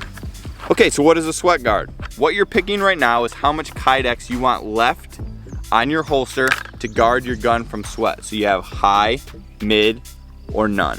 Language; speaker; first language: English; native; English